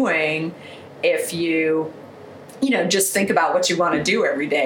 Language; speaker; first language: English; native; English